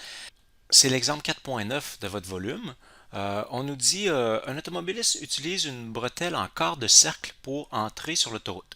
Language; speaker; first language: French; native; French